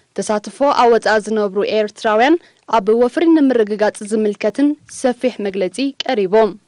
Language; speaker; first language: Tigrinya; native; Tigrinya